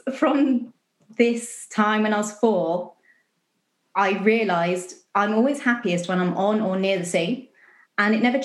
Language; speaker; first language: English; native; English